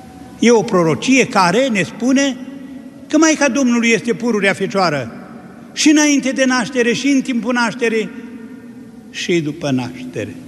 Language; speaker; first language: Romanian; native; Romanian